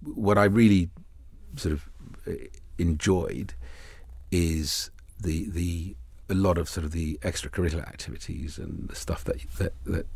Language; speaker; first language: English; early bilingual, other home language; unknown